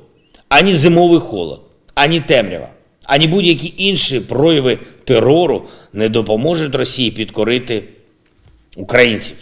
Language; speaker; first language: Ukrainian; non-native, local second language; Russian